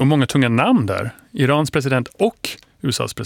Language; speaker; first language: Swedish; non-native, fluent; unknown